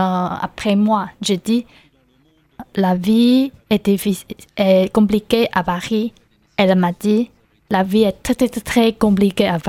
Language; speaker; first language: French; non-native, learner; Chinese